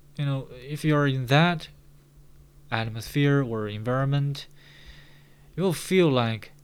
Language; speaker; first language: English; non-native, fluent; Chinese